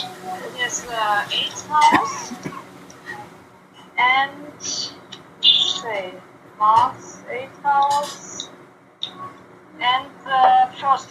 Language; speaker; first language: English; non-native, fluent; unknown